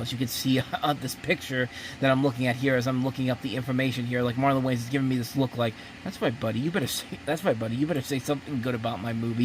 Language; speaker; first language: English; native; English